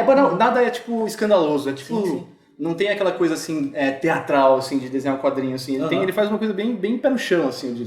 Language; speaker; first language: Portuguese; native; Portuguese